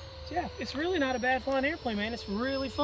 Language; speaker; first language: English; native; English